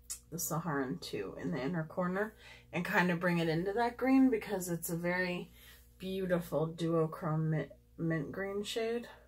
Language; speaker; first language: English; native; English